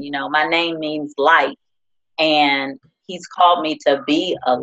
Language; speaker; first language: English; native; English